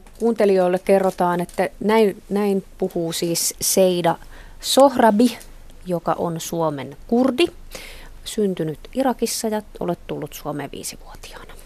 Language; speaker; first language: Finnish; native; Finnish